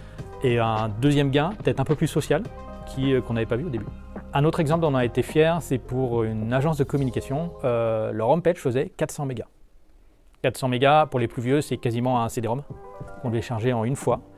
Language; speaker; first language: French; native; French